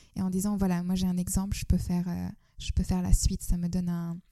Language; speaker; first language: French; non-native, fluent; Turkish